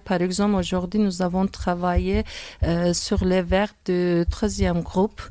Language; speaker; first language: French; non-native, fluent; Turkish